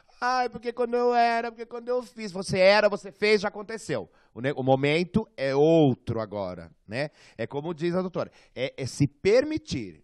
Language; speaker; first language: Portuguese; native; Portuguese